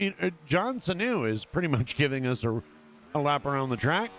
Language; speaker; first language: English; native; English